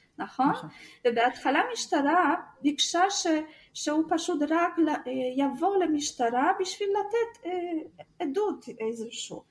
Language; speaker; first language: Hebrew; non-native, fluent; Russian